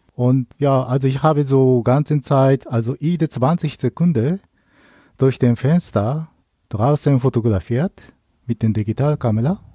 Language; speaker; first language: German; non-native, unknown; Japanese